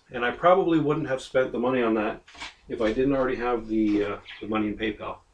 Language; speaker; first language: English; native; English